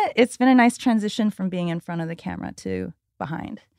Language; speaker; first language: English; early bilingual, other home language; Filipino